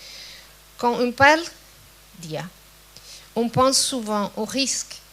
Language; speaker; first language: French; non-native, fluent; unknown